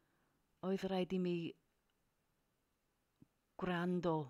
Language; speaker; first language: Welsh; non-native, learner; English